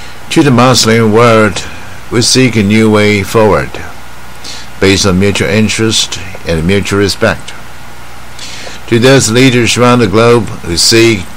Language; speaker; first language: English; non-native, fluent; Chinese